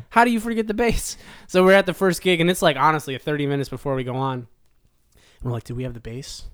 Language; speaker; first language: English; native; English